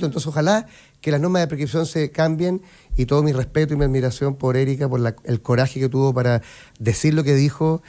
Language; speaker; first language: Spanish; native; Spanish